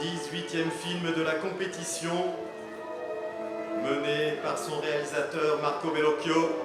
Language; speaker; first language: French; native; French